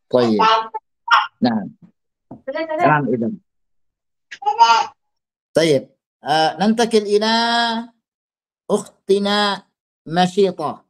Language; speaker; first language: Arabic; non-native, fluent; Indonesian